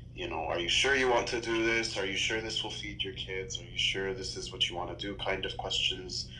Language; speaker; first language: English; native; English